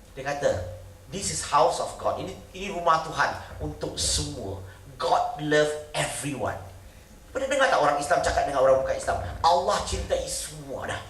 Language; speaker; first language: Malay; non-native, local second language; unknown